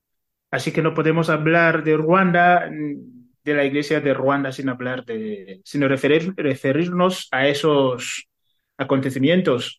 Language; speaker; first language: Spanish; non-native, fluent; Kinyarwanda